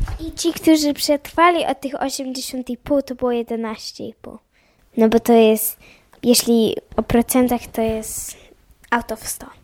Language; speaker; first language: Polish; early bilingual, heritage; Polish